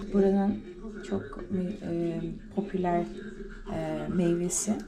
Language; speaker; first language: Spanish; non-native, learner; Turkish